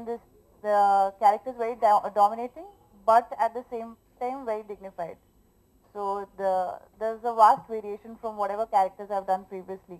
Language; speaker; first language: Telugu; non-native, local second language; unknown